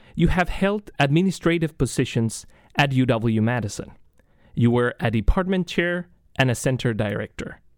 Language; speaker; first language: English; non-native, fluent; Spanish